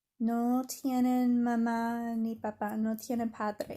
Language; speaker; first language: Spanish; non-native, fluent; English